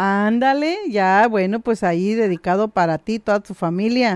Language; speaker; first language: Spanish; non-native, local second language; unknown